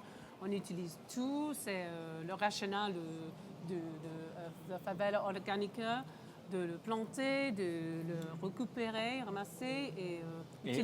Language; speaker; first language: French; non-native, local second language; English